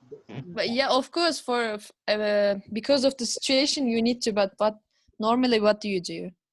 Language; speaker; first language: English; non-native, fluent; Turkish